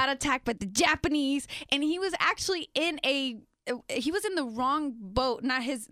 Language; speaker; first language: English; non-native, fluent; Spanish